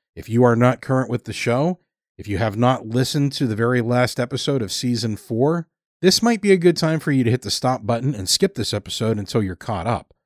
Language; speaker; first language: English; native; English